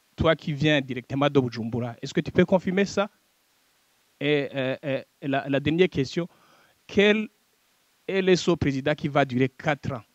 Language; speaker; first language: French; non-native, local second language; Rundi